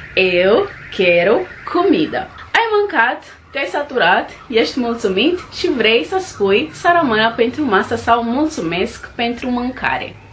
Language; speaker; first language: Romanian; non-native, fluent; Portuguese